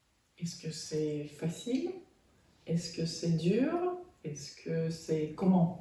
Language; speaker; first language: French; non-native, fluent; Russian